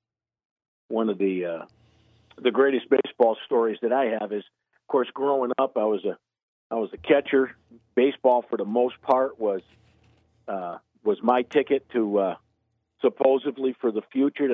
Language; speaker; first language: English; native; English